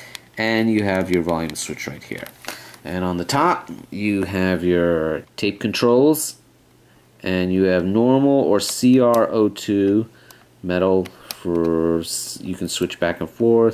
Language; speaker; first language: English; native; English